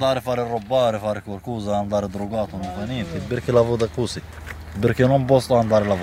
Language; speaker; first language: Italian; non-native, learner; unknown